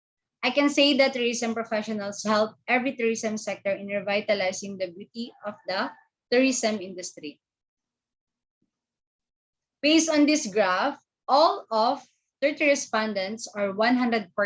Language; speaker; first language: English; non-native, local second language; Filipino